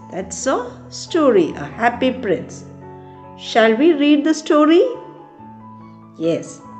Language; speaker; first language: English; non-native, local second language; Malayalam